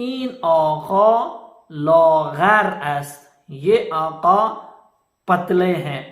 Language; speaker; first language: Persian; non-native, learner; Urdu